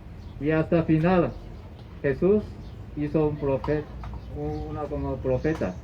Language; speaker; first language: Spanish; non-native, learner; Chinese